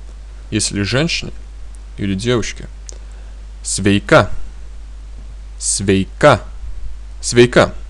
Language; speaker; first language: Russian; non-native, fluent; Lithuanian